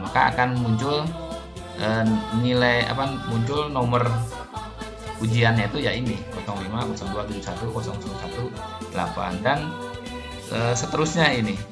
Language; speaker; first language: Indonesian; native; Indonesian